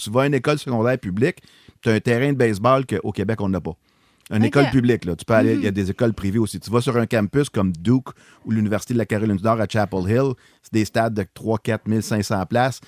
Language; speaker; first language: French; native; French